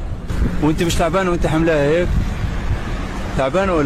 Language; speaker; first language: Arabic; native; Arabic